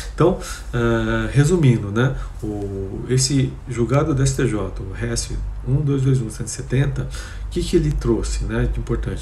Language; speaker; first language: Portuguese; native; Portuguese